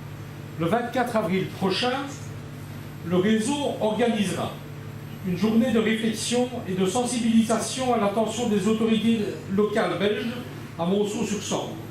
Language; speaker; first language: French; native; French